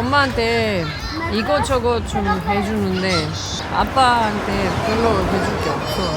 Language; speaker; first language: Korean; non-native, fluent; Greek